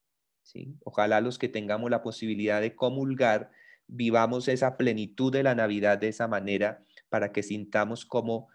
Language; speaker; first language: Spanish; native; Spanish